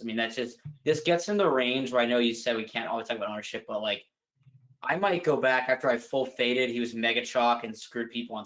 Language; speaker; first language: English; native; English